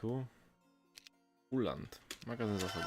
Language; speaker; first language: Polish; native; Polish